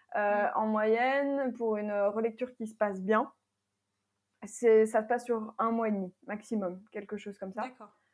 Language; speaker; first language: French; native; French